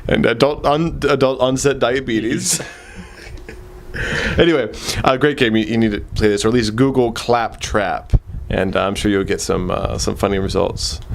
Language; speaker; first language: English; native; English